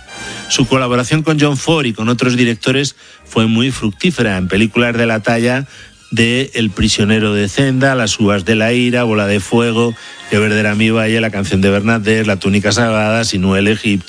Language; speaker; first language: Spanish; native; Spanish